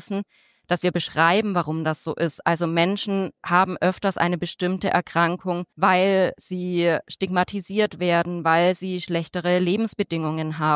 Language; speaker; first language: German; native; German